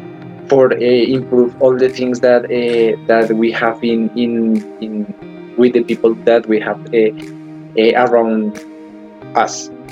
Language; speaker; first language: English; non-native, learner; Spanish